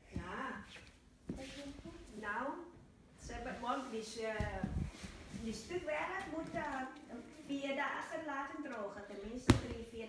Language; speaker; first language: Dutch; non-native, learner; Arabic